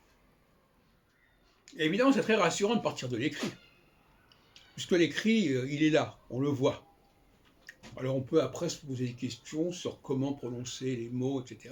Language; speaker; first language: French; native; French